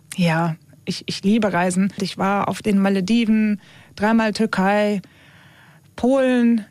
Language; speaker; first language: German; early bilingual, other home language; Turkish